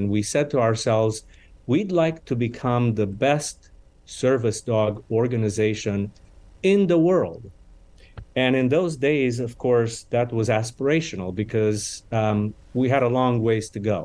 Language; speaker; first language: English; non-native, fluent; Romanian